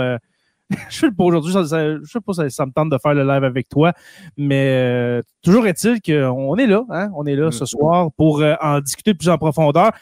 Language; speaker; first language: French; native; French